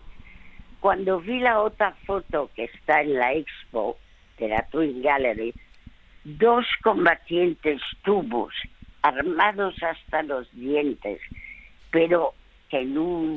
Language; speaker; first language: Spanish; early bilingual, other home language; French